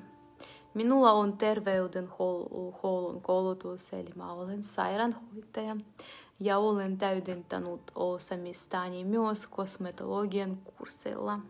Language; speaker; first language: Finnish; non-native, fluent; Ukrainian